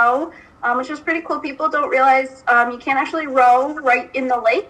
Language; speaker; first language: English; native; English